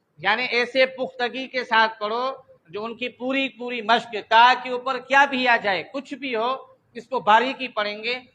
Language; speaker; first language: Urdu; non-native, local second language; Sindhi